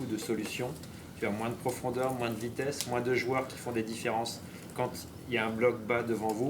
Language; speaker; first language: French; native; French